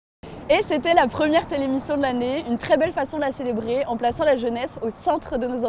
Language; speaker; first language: French; native; French